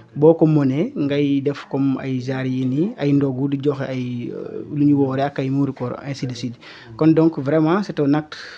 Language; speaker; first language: Wolof; non-native, local second language; Serer